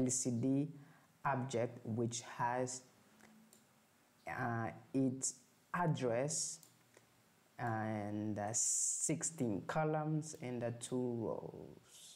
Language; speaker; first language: English; non-native, fluent; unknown